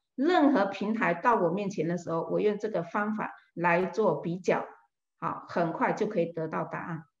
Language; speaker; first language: Chinese; native; Chinese